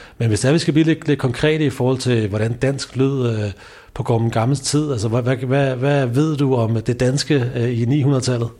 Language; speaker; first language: Danish; native; Danish